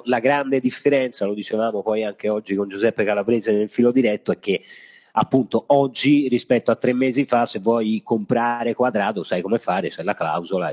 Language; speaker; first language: Italian; native; Italian